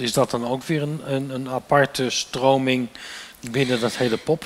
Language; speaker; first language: Dutch; native; Dutch